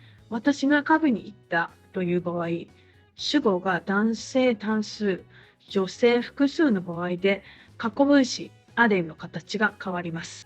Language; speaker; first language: Japanese; native; Japanese